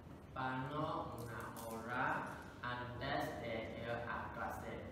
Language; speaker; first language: Spanish; non-native, learner; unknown